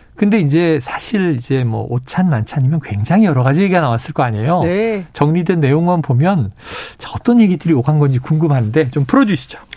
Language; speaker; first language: Korean; native; Korean